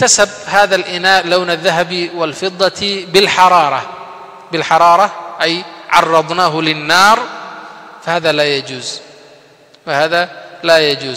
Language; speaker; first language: Arabic; non-native, fluent; Somali